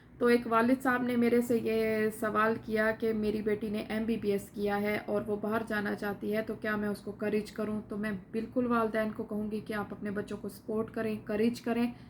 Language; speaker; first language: Urdu; non-native, local second language; Saraiki